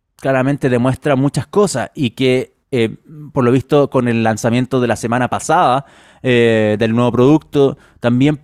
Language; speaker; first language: Spanish; native; Spanish